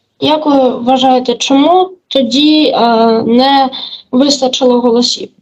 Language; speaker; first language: Ukrainian; native; Ukrainian